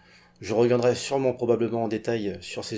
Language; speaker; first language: French; native; French